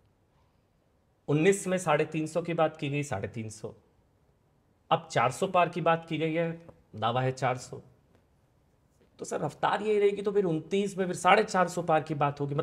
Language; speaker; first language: Hindi; native; Hindi